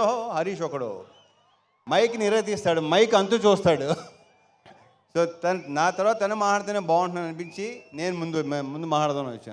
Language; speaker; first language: Telugu; native; Telugu